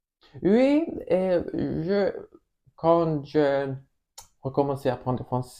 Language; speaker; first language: French; non-native, learner; Swedish